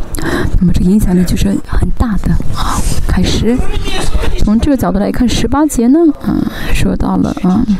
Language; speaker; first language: Chinese; non-native, fluent; Korean